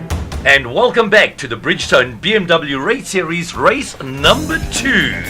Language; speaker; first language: English; native; English